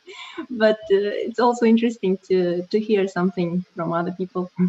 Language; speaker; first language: English; non-native, learner; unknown